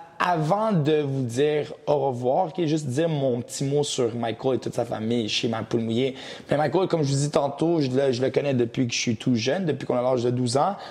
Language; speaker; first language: French; early bilingual, other home language; Portuguese